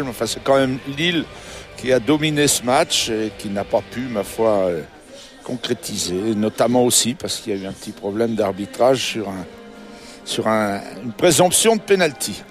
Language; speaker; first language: French; native; French